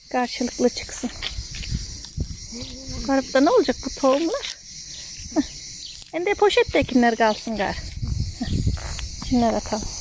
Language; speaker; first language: Turkish; native; Turkish